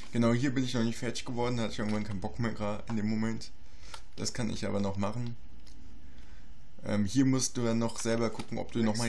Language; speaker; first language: German; native; German